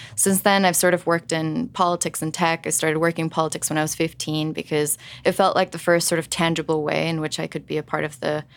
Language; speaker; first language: English; early bilingual, other home language; Finnish